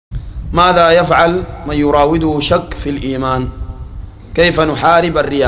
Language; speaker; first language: Arabic; native; Arabic